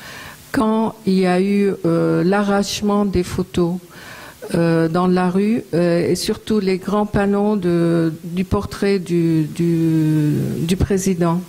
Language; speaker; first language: French; non-native, fluent; Arabic